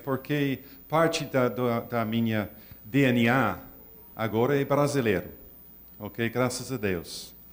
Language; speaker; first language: Portuguese; non-native, learner; English